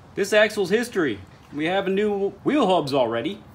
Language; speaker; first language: English; native; English